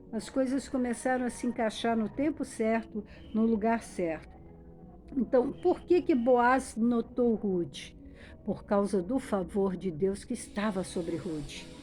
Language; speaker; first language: Portuguese; native; Portuguese